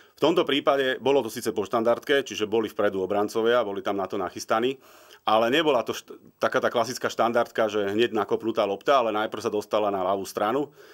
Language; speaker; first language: Slovak; native; Slovak